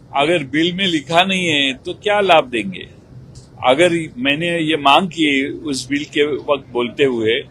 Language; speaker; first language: Hindi; non-native, local second language; Marathi